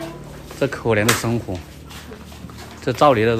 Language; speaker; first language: Chinese; native; Chinese